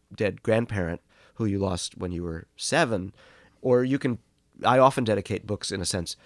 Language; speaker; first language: English; native; English